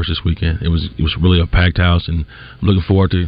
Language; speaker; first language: English; native; English